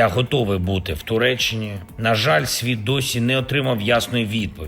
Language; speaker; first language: Ukrainian; non-native, local second language; Russian